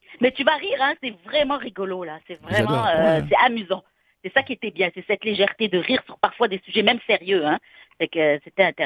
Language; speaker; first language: French; native; French